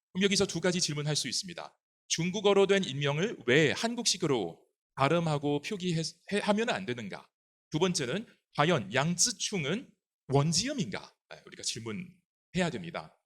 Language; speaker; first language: Korean; non-native, fluent; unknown